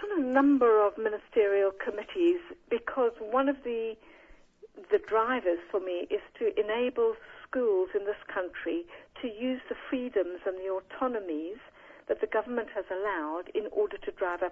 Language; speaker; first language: English; native; English